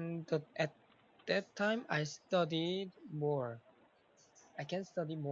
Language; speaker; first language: English; non-native, learner; Korean